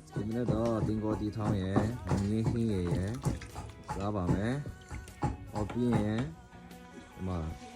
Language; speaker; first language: Burmese; non-native, local second language; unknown